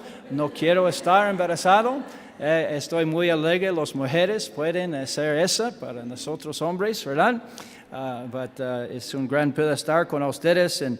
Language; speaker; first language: Spanish; non-native, learner; English